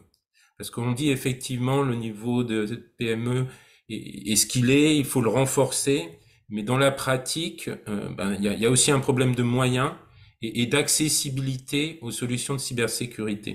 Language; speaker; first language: French; native; French